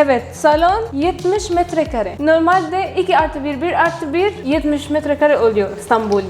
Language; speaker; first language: Turkish; non-native, learner; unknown